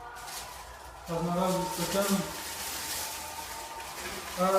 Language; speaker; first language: Russian; non-native, local second language; Tajik